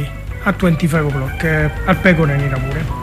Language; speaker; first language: Italian; native; Italian